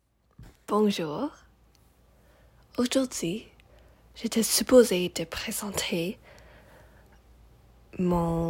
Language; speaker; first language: French; non-native, local second language; English